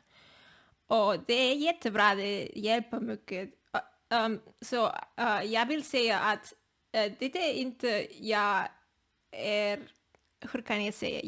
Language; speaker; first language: Swedish; non-native, learner; Spanish